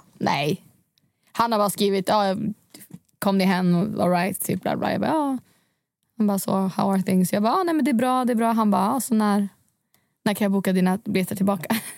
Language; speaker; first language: Swedish; native; Swedish